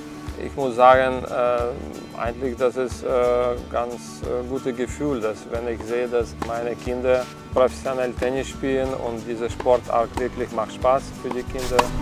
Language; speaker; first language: German; non-native, learner; Russian